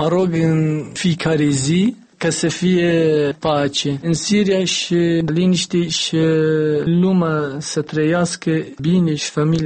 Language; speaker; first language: Romanian; non-native, learner; Arabic